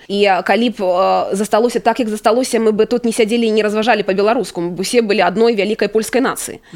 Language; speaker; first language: Belarusian; native; Belarusian